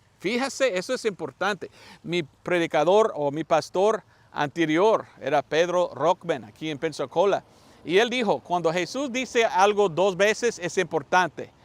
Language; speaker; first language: Spanish; non-native, fluent; English